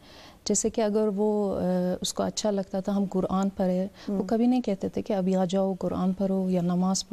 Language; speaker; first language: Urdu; non-native, fluent; Persian